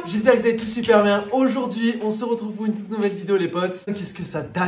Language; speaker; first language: French; native; French